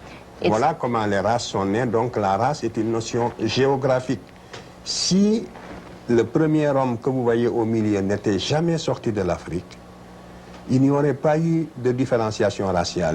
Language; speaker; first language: French; non-native, local second language; Wolof